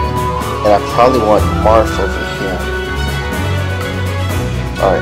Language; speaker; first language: English; native; English